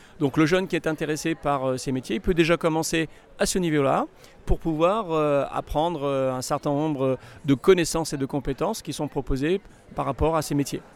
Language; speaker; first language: French; native; French